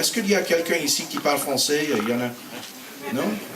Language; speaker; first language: French; non-native, learner; English